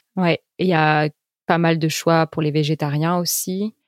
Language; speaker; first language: French; native; French